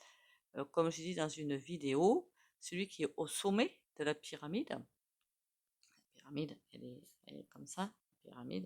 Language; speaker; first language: French; native; French